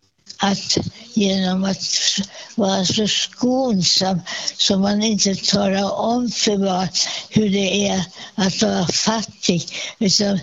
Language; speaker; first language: Swedish; non-native, fluent; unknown